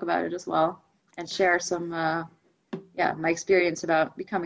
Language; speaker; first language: English; non-native, fluent; Russian